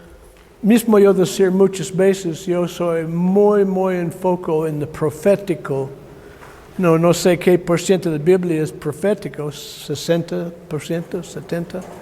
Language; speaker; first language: Spanish; non-native, learner; English